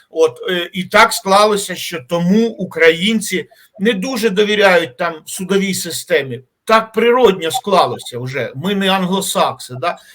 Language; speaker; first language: Ukrainian; native; Ukrainian